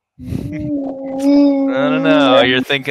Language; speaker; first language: English; non-native, learner; Turkish